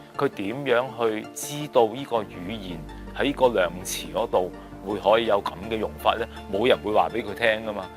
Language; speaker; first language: Cantonese; native; Cantonese